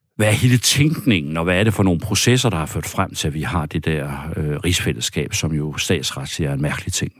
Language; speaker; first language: Danish; native; Danish